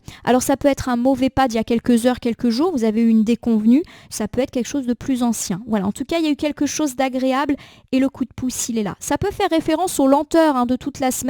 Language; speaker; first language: French; native; French